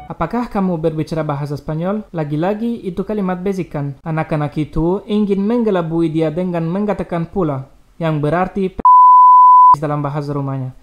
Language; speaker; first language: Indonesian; non-native, learner; Romanian